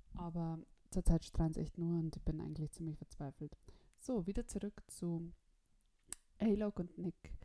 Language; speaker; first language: German; native; German